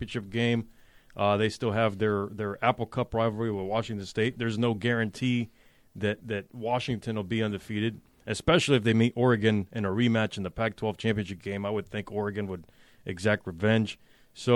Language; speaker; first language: English; native; English